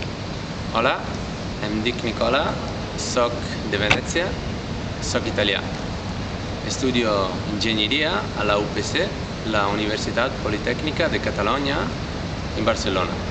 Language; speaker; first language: Catalan; non-native, learner; Italian